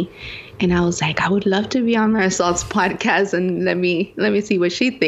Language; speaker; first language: English; early bilingual, other home language; Spanish